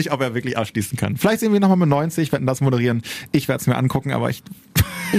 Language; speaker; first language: German; native; German